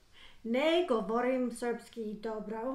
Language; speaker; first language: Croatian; non-native, learner; English